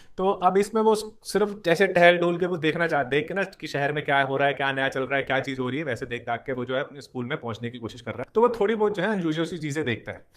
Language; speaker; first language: Hindi; native; Hindi